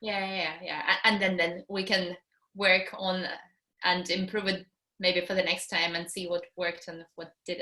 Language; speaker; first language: English; non-native, fluent; Russian